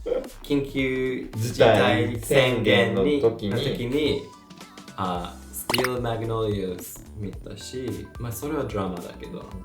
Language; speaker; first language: Japanese; non-native, learner; English